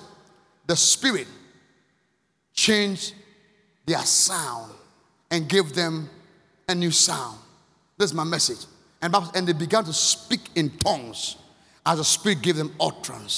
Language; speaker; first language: English; non-native, local second language; Akan